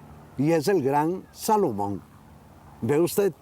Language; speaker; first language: Spanish; native; Spanish